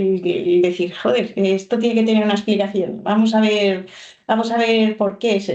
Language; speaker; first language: Spanish; native; Spanish